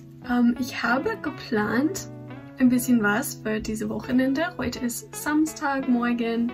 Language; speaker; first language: German; non-native, fluent; English